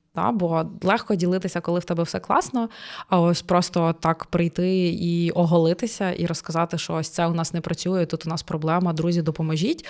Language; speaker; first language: Ukrainian; native; Ukrainian